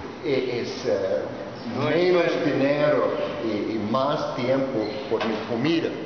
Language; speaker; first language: Spanish; non-native, learner; English